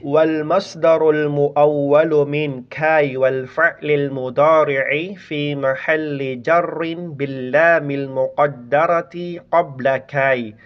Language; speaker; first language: Arabic; non-native, fluent; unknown